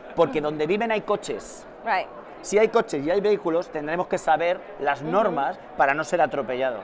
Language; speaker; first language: Spanish; native; Spanish